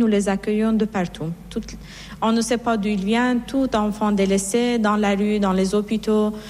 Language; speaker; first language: French; non-native, fluent; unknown